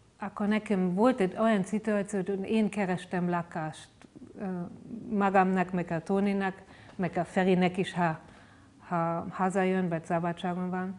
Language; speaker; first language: Hungarian; non-native, fluent; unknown